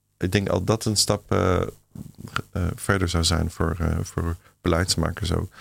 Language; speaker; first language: Dutch; non-native, fluent; German